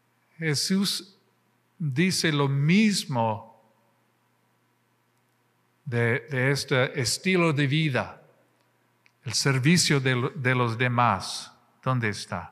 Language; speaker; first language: Spanish; non-native, fluent; English